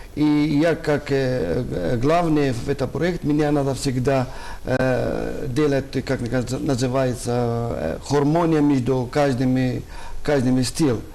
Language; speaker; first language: Russian; non-native, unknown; Arabic